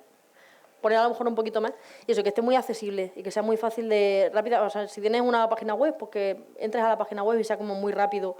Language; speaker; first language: Spanish; native; Spanish